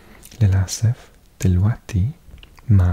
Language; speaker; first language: Arabic; non-native, learner; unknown